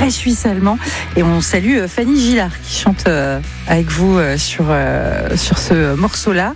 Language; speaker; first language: French; native; French